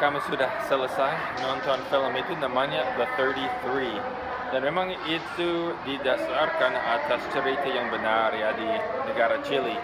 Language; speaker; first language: Indonesian; non-native, fluent; English